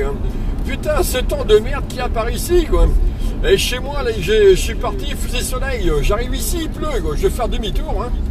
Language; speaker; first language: French; native; French